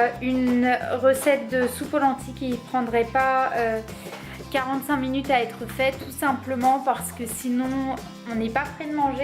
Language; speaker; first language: French; native; French